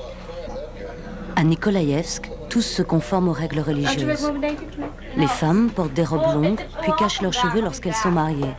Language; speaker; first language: French; native; French